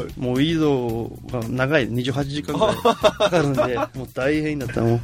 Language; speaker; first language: Japanese; non-native, fluent; Portuguese